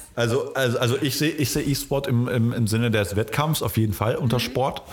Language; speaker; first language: German; early bilingual, other home language; Polish